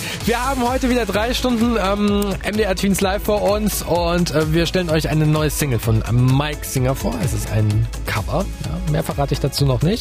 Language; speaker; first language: German; native; German